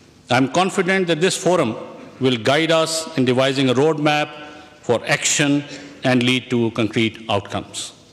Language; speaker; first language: English; non-native, local second language; Urdu